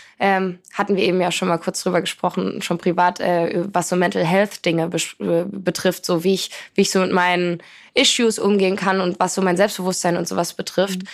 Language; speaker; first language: German; early bilingual, other home language; Polish